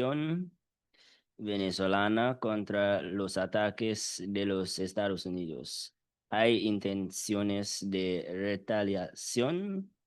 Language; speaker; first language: Spanish; non-native, learner; English